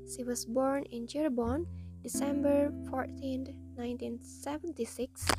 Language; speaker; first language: English; non-native, fluent; Indonesian